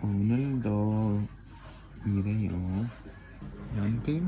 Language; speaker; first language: Korean; non-native, learner; English